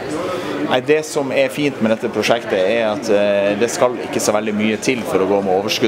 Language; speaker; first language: Norwegian; native; Norwegian